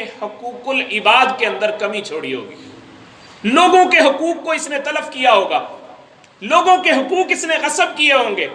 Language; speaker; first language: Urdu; non-native, local second language; Punjabi